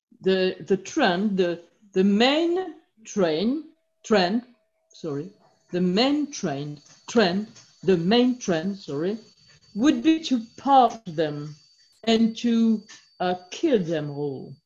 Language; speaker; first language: English; non-native, fluent; French